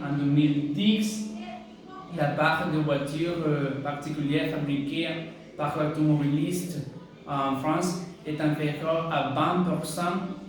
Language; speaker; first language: French; non-native, learner; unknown